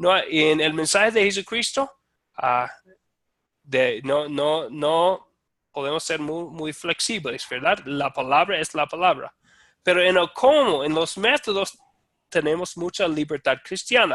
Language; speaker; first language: Spanish; non-native, fluent; English